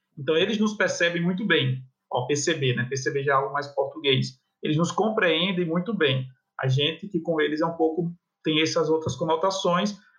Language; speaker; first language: Portuguese; native; Portuguese